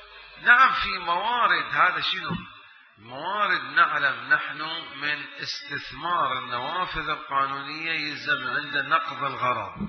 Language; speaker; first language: Arabic; native; Arabic